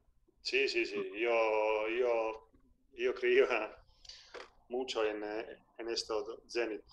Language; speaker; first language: Spanish; non-native, fluent; Italian